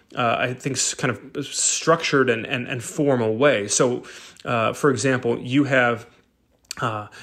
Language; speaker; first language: English; native; English